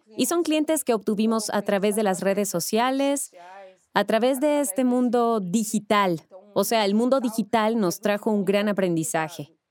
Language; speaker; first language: Spanish; non-native, fluent; Portuguese